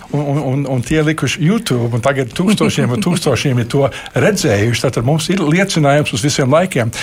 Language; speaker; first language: Latvian; early bilingual, heritage; Latvian